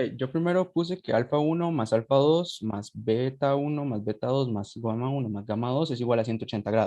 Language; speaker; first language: Spanish; native; Spanish